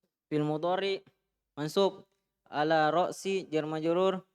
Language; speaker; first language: Arabic; non-native, learner; Indonesian